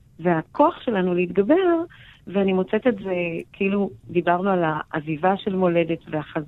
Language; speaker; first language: Hebrew; native; Hebrew